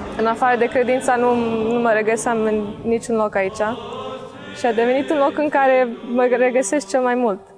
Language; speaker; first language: Romanian; early bilingual, heritage; Romanian